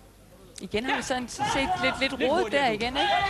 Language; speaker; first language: Danish; native; Danish